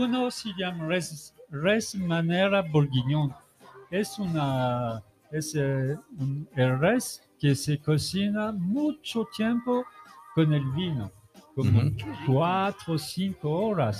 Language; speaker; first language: Spanish; non-native, learner; French